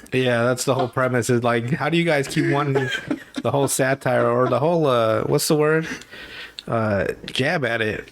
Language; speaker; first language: English; native; English